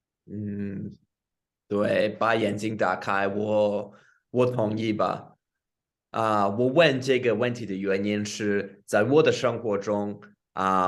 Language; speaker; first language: Chinese; non-native, fluent; English